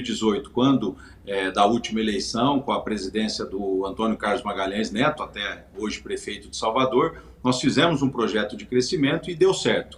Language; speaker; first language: Portuguese; native; Portuguese